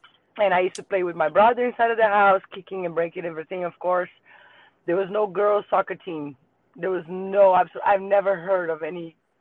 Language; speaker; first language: English; non-native, fluent; Portuguese